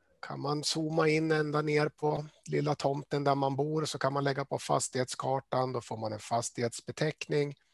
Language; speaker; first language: Swedish; native; Swedish